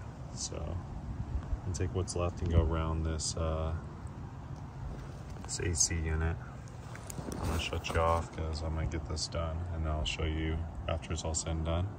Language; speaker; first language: English; native; English